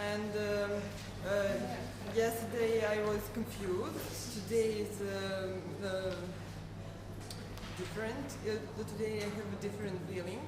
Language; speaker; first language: English; non-native, learner; Serbian